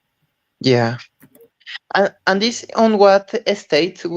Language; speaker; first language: English; non-native, learner; Spanish